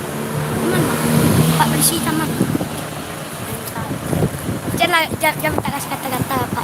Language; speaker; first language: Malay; non-native, local second language; Minangkabau